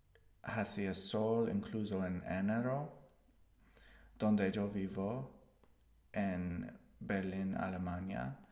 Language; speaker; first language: Spanish; non-native, learner; English